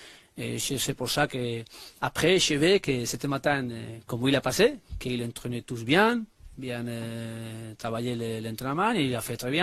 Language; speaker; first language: French; non-native, learner; Spanish